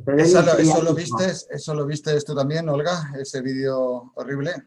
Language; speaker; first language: Spanish; native; Spanish